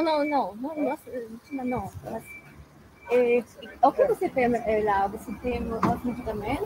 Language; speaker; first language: Portuguese; non-native, learner; Polish